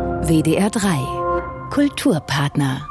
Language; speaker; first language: German; native; German